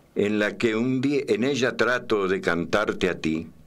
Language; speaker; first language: Spanish; native; Spanish